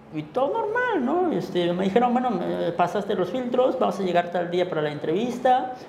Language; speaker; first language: Spanish; non-native, local second language; Tzotzil